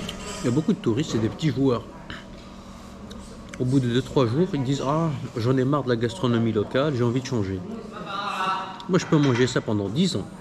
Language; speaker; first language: French; native; French